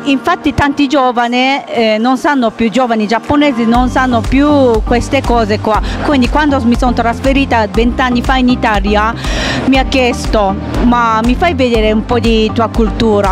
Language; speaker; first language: Italian; non-native, learner; Japanese